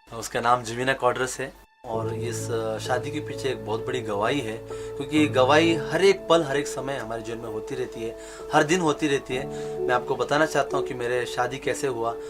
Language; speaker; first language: Hindi; non-native, local second language; Kannada